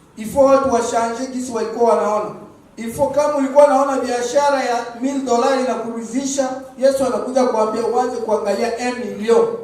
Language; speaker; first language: Swahili; native; Swahili